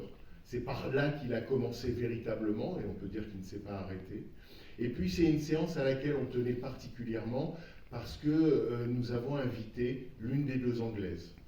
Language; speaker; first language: French; native; French